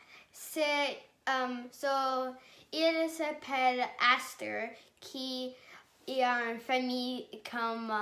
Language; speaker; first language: French; non-native, learner; English